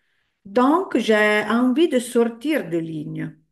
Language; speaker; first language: French; non-native, fluent; Italian